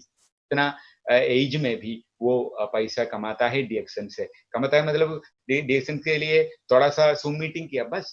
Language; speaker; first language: Hindi; non-native, local second language; Malayalam